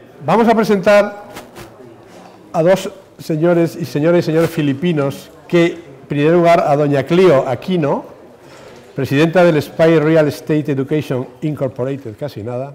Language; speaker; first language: Spanish; native; Spanish